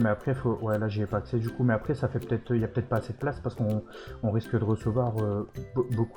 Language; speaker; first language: French; native; French